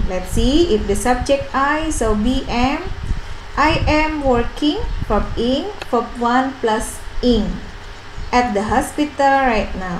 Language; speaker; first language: English; non-native, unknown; Indonesian